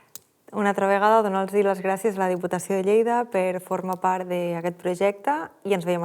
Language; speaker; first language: Catalan; native; Catalan